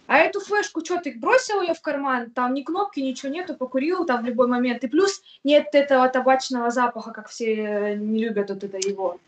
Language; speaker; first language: Russian; native; Russian